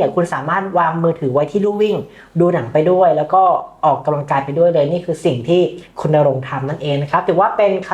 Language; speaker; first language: Thai; native; Thai